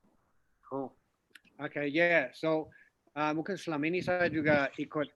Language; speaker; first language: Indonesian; non-native, fluent; English